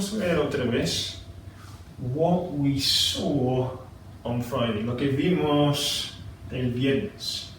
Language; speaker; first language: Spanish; non-native, fluent; English